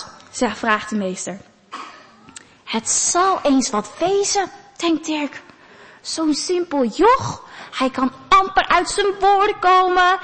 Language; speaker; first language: Dutch; native; Dutch